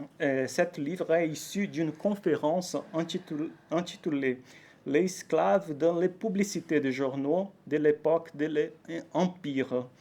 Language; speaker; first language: French; non-native, fluent; Portuguese